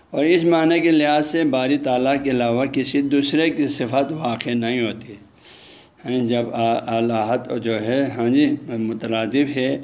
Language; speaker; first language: Urdu; non-native, local second language; Balti